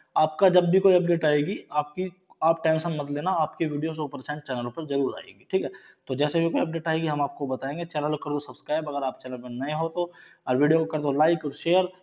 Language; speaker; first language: Hindi; native; Hindi